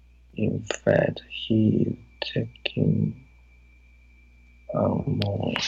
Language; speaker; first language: English; non-native, learner; Chinese